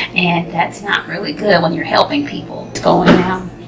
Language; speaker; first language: English; native; English